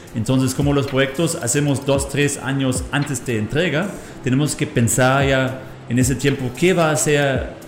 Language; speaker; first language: Spanish; non-native, fluent; German